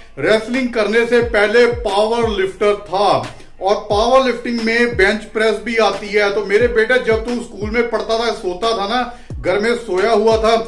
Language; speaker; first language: Hindi; non-native, local second language; Punjabi